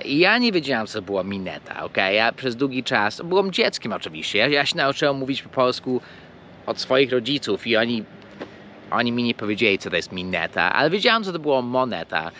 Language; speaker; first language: Polish; early bilingual, heritage; English